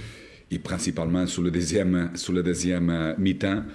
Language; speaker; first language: French; non-native, learner; Portuguese